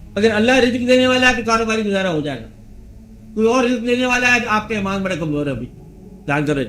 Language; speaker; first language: Urdu; non-native, local second language; Punjabi